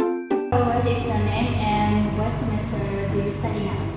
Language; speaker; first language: English; non-native, learner; Indonesian